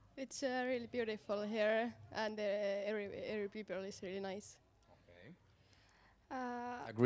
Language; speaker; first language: English; non-native, learner; Estonian